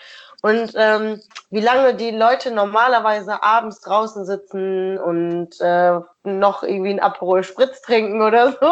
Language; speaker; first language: German; native; German